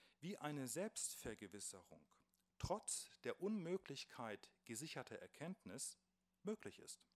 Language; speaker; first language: German; native; German